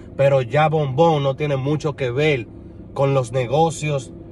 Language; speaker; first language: Spanish; native; Spanish